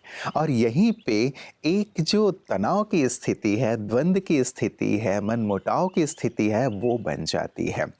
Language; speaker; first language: Hindi; native; Hindi